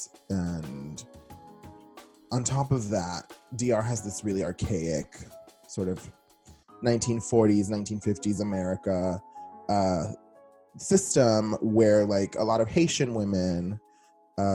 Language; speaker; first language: English; early bilingual, other home language; Spanish